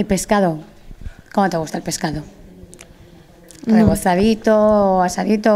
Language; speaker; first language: Spanish; native; Spanish